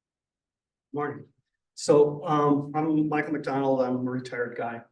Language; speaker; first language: English; native; English